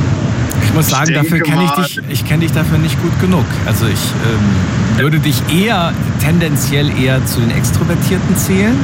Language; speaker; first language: German; native; German